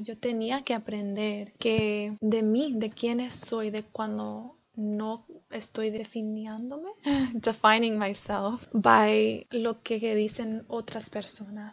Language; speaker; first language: Spanish; early bilingual, heritage; Spanish